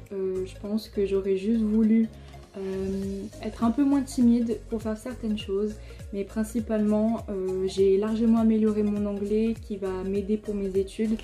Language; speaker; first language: French; native; French